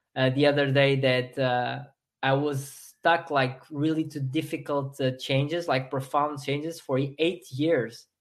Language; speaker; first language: English; non-native, fluent; Portuguese